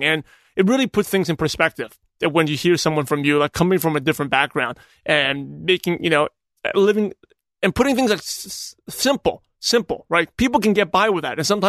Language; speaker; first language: English; native; English